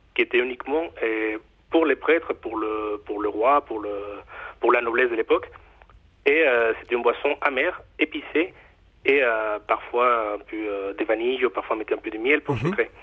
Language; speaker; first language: French; non-native, fluent; Spanish